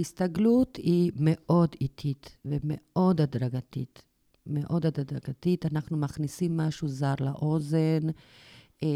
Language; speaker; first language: Hebrew; non-native, fluent; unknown